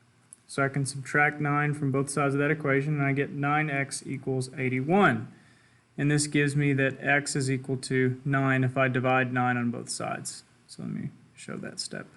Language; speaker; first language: English; native; English